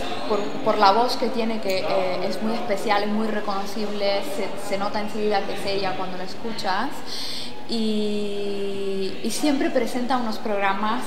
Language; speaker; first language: Spanish; non-native, fluent; Italian